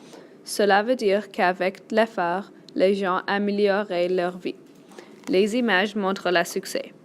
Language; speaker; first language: French; non-native, local second language; English